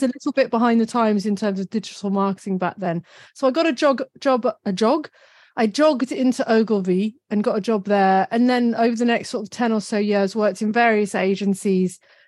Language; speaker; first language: English; native; English